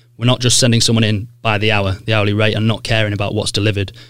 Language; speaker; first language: English; native; English